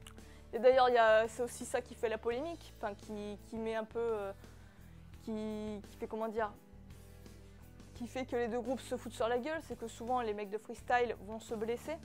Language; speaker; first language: French; native; French